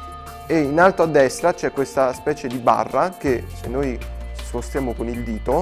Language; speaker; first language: Italian; native; Italian